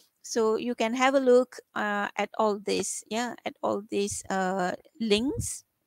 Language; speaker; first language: English; non-native, local second language; Malay